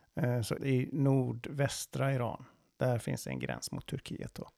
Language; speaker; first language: Swedish; non-native, fluent; Persian